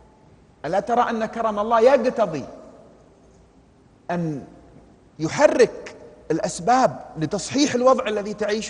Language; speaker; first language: Arabic; native; Arabic